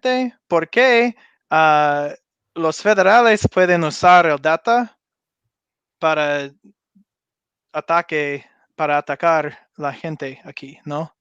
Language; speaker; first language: Spanish; non-native, learner; English